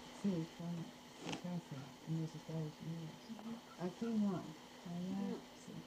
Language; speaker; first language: Spanish; non-native, learner; English